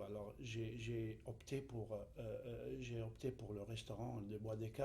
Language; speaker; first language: French; non-native, fluent; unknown